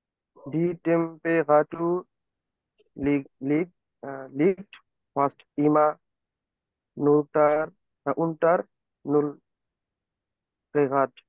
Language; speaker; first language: German; non-native, learner; Bangla